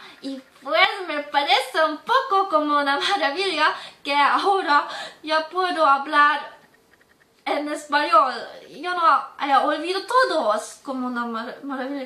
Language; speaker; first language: Spanish; non-native, learner; German